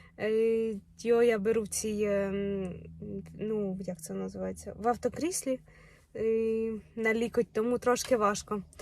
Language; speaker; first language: Ukrainian; native; Ukrainian